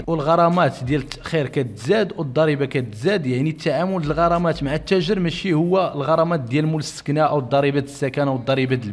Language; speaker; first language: Arabic; native; Arabic